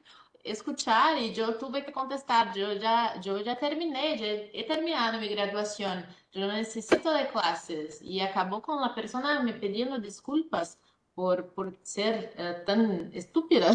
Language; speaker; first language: Spanish; non-native, fluent; Portuguese